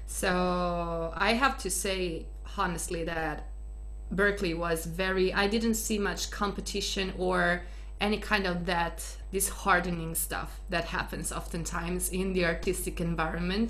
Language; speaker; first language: English; non-native, fluent; Italian